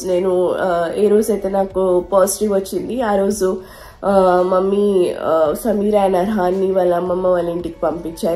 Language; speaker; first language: Telugu; native; Telugu